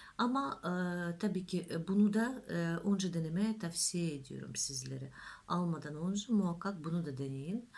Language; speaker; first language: Turkish; non-native, learner; Russian